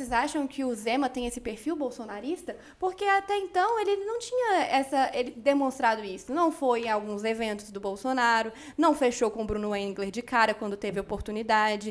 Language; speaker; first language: Portuguese; native; Portuguese